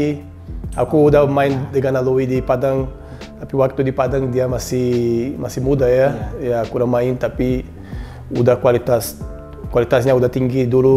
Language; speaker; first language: Indonesian; non-native, learner; Portuguese